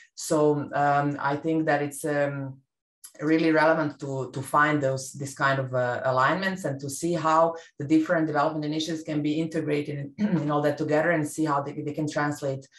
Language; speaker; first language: English; non-native, fluent; Serbian